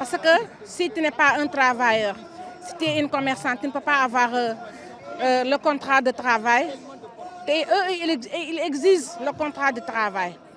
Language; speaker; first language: French; non-native, local second language; Wolof